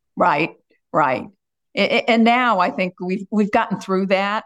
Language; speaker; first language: English; native; English